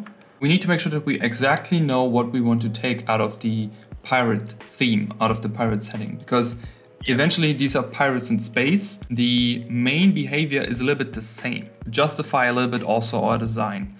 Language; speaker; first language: English; non-native, fluent; German